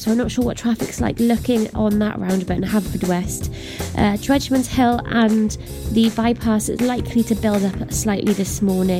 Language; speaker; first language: English; native; English